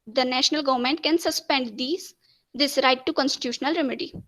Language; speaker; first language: English; non-native, local second language; Marathi